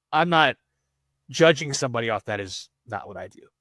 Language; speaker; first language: English; native; English